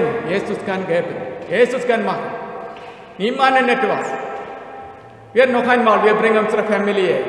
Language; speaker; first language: German; non-native, learner; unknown